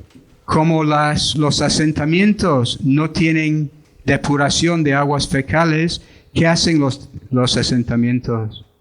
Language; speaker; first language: Spanish; non-native, fluent; English